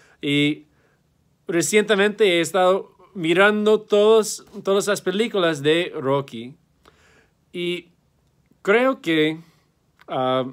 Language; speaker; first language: Spanish; non-native, fluent; English